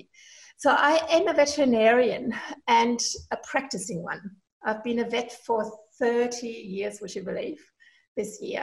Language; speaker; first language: English; non-native, fluent; German